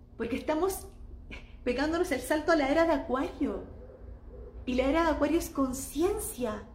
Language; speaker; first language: Spanish; native; Spanish